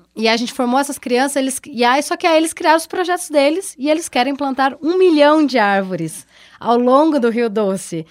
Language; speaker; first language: Portuguese; native; Portuguese